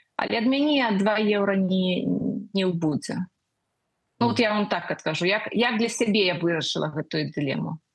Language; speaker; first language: Belarusian; native; Belarusian